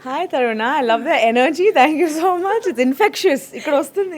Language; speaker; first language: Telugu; non-native, fluent; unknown